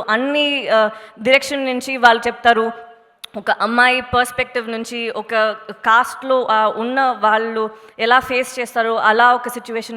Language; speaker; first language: Telugu; non-native, local second language; Tamil